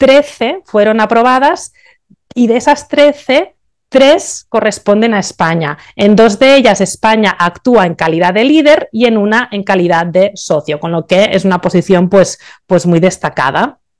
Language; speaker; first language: Spanish; native; Spanish